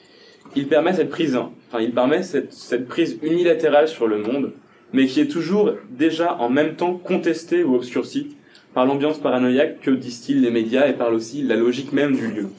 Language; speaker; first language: French; native; French